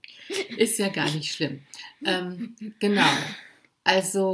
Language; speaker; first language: German; native; German